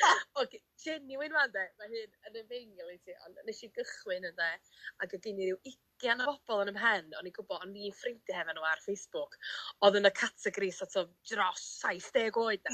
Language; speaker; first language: Welsh; native; Welsh